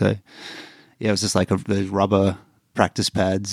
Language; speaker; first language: English; native; English